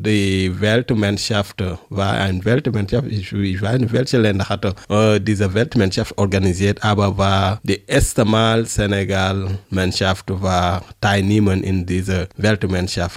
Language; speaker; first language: German; non-native, learner; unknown